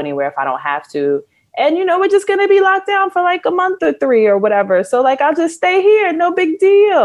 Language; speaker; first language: English; native; English